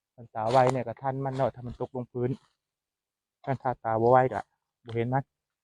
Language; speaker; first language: Thai; native; Thai